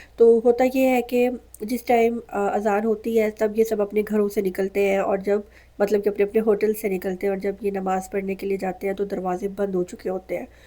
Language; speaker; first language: Urdu; native; Urdu